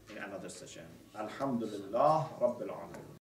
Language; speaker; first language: English; non-native, fluent; Persian